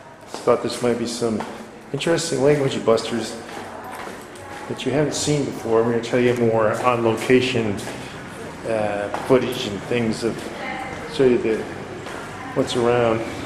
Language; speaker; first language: English; native; English